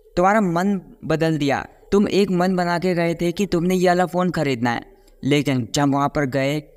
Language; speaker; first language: Hindi; native; Hindi